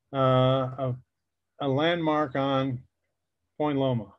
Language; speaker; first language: English; native; English